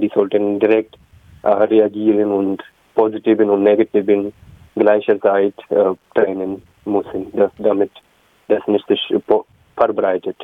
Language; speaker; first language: German; non-native, learner; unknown